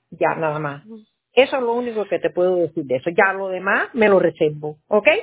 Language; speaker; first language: Spanish; native; Spanish